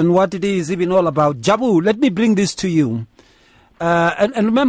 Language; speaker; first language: English; non-native, local second language; Zulu